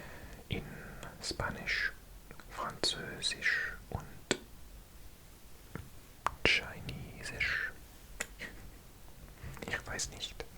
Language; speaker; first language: German; non-native, learner; Welsh